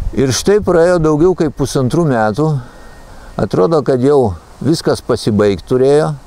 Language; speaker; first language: Lithuanian; native; Lithuanian